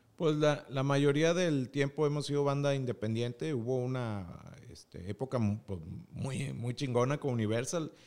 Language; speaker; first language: Spanish; native; Spanish